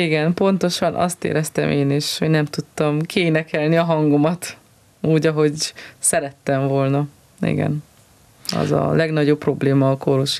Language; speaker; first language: Hungarian; non-native, fluent; Romanian